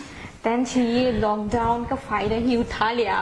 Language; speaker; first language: Hindi; non-native, local second language; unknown